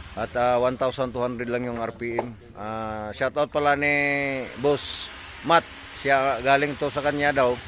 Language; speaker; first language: Filipino; non-native, local second language; Cebuano